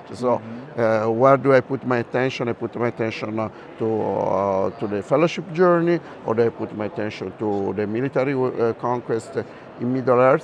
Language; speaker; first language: English; non-native, fluent; Italian